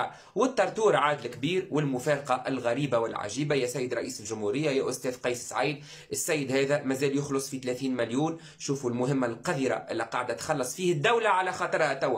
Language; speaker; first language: Arabic; native; Arabic